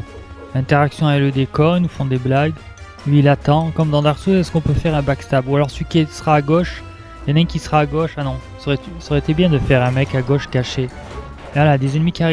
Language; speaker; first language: French; native; French